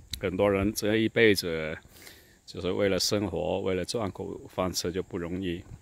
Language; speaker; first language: Chinese; non-native, local second language; Cantonese